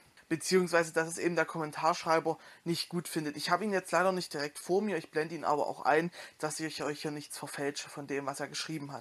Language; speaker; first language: German; native; German